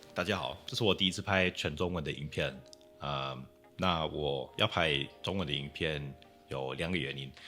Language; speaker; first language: Chinese; non-native, fluent; English